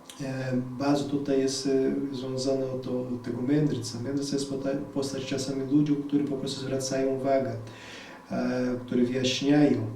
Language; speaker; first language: Polish; non-native, fluent; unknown